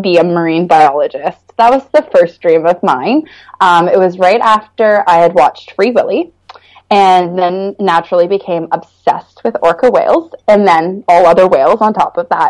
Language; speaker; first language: English; native; English